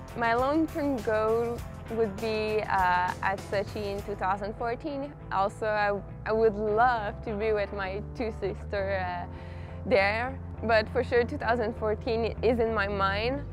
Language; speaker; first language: English; native; English